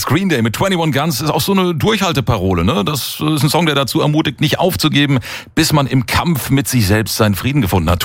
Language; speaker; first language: German; native; German